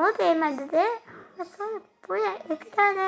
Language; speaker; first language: Turkish; early bilingual, heritage; Turkish